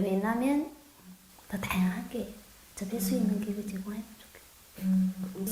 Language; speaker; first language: Korean; non-native, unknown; Chinese